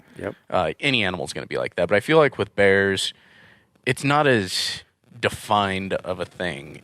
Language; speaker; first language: English; native; English